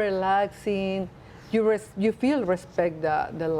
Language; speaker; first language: English; non-native, learner; Spanish